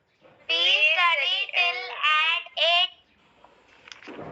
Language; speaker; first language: English; non-native, learner; Hindi